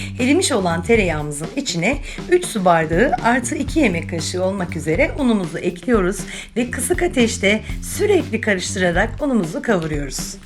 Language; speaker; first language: Turkish; native; Turkish